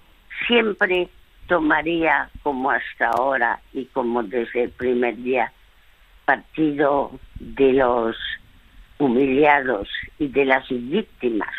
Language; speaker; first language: Spanish; early bilingual, other home language; French